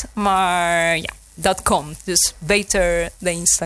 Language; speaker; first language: Dutch; non-native, learner; Spanish